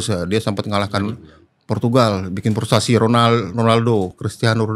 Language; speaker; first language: Indonesian; native; Indonesian